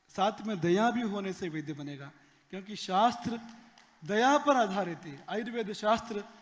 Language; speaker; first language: Hindi; non-native, local second language; Kannada